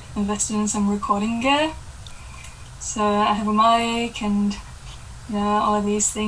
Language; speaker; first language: English; native; English